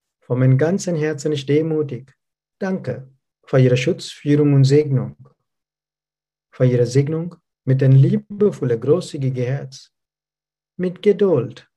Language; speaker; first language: German; non-native, learner; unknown